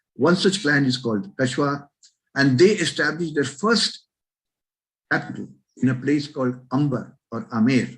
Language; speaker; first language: English; non-native, local second language; Marathi